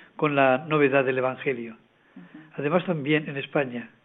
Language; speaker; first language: Spanish; native; Spanish